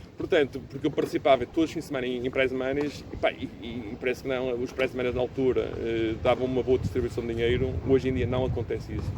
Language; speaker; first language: Portuguese; early bilingual, heritage; Portuguese